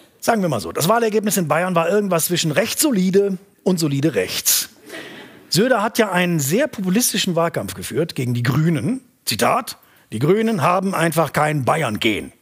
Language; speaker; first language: German; native; German